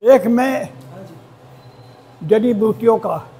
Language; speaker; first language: Hindi; native; Hindi